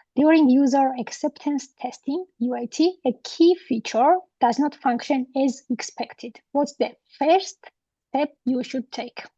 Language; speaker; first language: English; non-native, fluent; Georgian